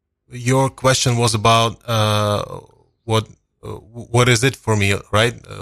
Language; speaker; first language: English; non-native, fluent; Ukrainian